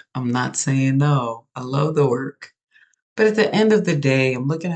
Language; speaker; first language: English; native; English